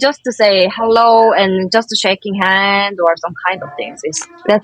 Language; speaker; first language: English; non-native, learner; Korean